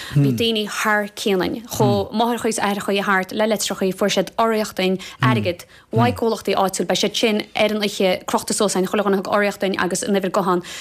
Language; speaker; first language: Irish; native; Irish